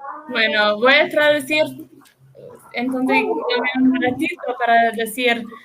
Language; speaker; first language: Spanish; non-native, learner; English